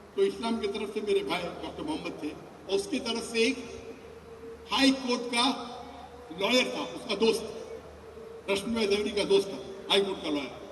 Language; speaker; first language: Urdu; non-native, local second language; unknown